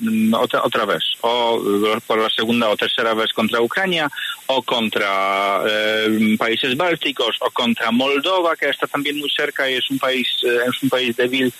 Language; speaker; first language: Spanish; non-native, fluent; Polish